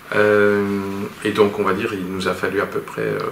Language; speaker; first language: French; native; French